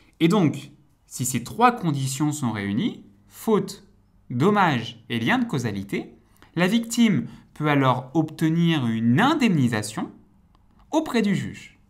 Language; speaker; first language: French; native; French